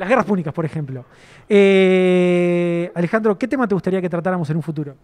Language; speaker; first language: Spanish; native; Spanish